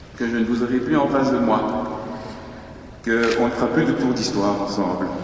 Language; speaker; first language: French; native; French